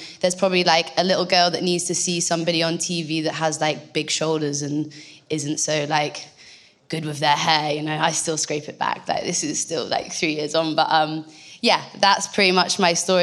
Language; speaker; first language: English; native; English